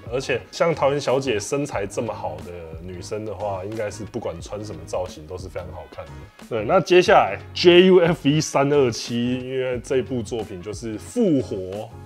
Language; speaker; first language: Chinese; native; Chinese